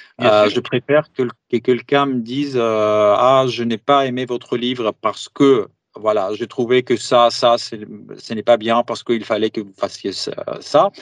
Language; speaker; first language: French; non-native, fluent; Greek